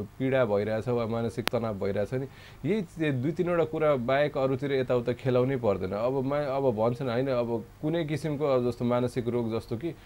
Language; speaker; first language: Nepali; non-native, local second language; Maithili